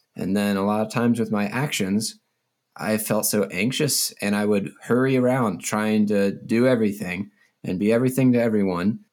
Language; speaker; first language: English; native; English